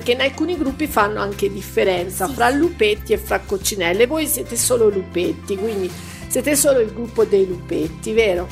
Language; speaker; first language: Italian; native; Italian